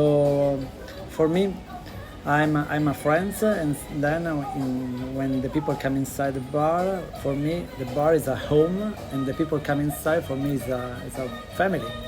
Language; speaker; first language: English; non-native, learner; Italian